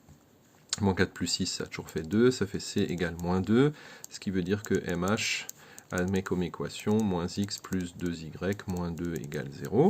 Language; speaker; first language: French; native; French